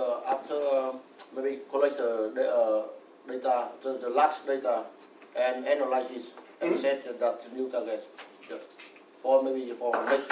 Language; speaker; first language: English; non-native, learner; Vietnamese